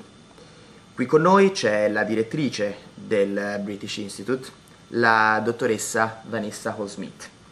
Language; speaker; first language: Italian; native; Italian